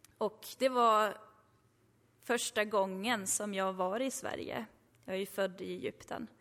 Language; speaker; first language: Swedish; early bilingual, other home language; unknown